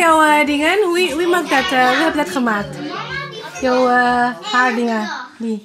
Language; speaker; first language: Dutch; non-native, learner; Indonesian